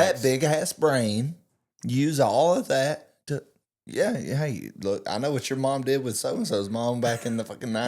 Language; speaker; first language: English; native; English